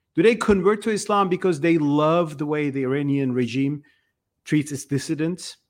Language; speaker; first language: English; non-native, fluent; Turkish